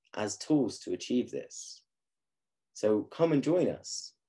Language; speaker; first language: English; native; English